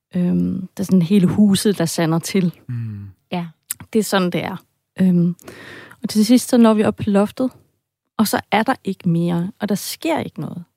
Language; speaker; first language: Danish; early bilingual, heritage; Danish